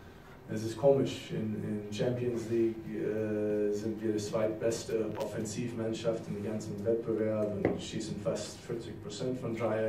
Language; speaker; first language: German; non-native, fluent; English